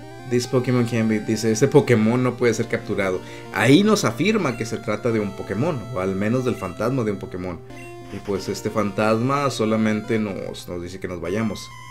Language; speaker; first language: Spanish; native; Spanish